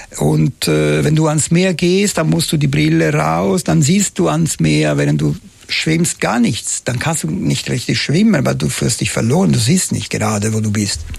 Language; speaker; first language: German; non-native, fluent; Italian